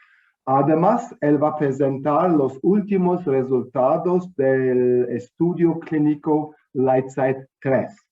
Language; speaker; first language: Spanish; non-native, fluent; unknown